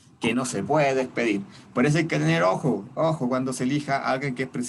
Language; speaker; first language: Spanish; native; Spanish